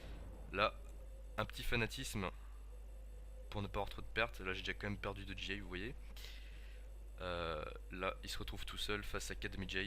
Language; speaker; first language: French; native; French